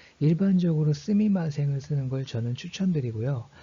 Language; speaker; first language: Korean; native; Korean